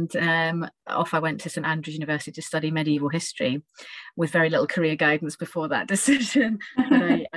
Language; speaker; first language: English; native; English